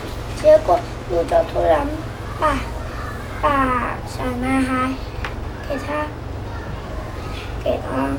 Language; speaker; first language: Chinese; native; Chinese